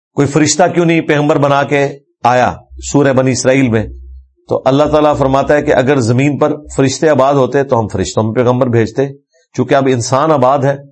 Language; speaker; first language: Urdu; non-native, local second language; Punjabi